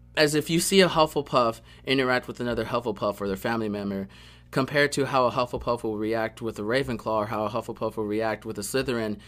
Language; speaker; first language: English; native; English